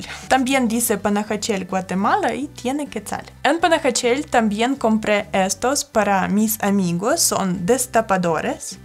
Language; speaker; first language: Spanish; non-native, fluent; Russian